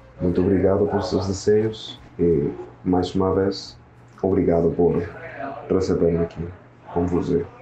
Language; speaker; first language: Portuguese; non-native, learner; Spanish